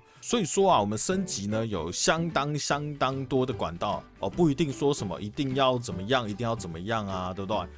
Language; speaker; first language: Chinese; native; Chinese